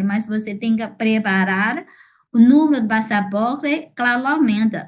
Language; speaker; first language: Portuguese; non-native, fluent; Chinese